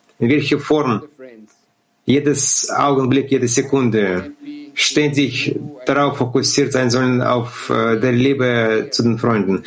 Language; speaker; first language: German; non-native, fluent; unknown